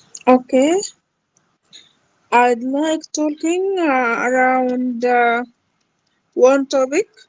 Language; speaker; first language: English; non-native, learner; Arabic